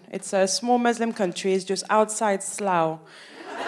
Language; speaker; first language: English; non-native, fluent; French